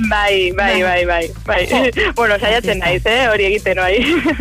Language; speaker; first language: Basque; non-native, learner; Spanish